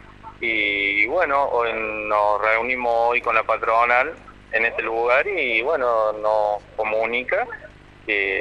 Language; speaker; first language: Spanish; native; Spanish